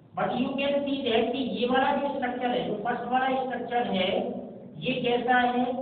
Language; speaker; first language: Hindi; native; Hindi